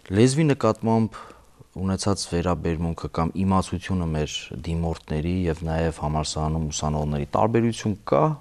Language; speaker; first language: Armenian; native; Armenian